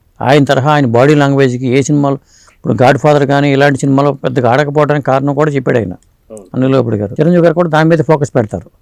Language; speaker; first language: Telugu; native; Telugu